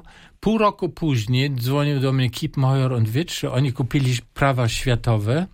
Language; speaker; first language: Polish; non-native, fluent; German